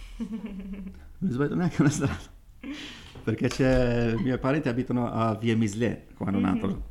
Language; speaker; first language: Italian; non-native, fluent; Arabic